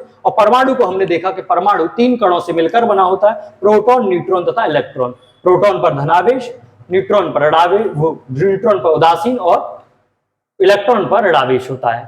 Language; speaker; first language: Hindi; native; Hindi